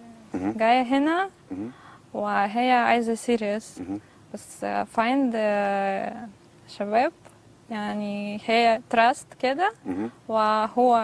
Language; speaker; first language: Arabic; non-native, learner; Russian